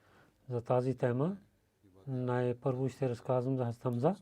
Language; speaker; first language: Bulgarian; non-native, learner; Urdu